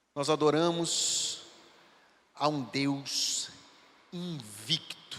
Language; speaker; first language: Portuguese; native; Portuguese